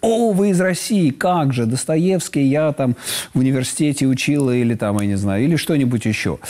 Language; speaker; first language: Russian; native; Russian